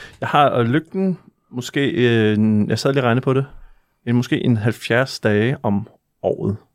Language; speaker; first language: Danish; native; Danish